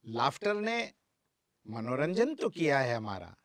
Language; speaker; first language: Hindi; native; Hindi